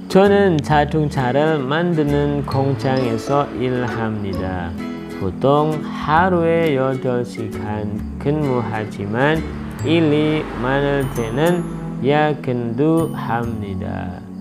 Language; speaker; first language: Korean; non-native, fluent; Indonesian